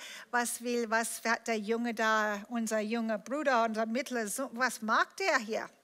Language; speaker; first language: German; non-native, fluent; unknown